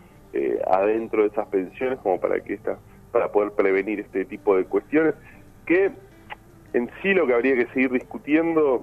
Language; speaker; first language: Spanish; native; Spanish